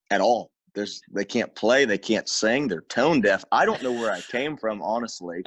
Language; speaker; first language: English; native; English